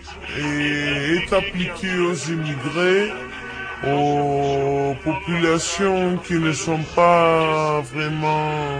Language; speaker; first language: French; non-native, fluent; Greek